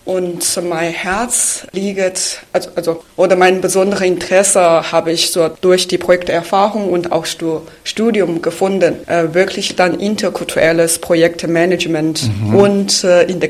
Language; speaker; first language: German; non-native, fluent; Chinese